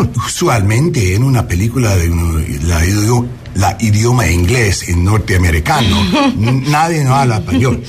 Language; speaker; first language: Spanish; early bilingual, heritage; English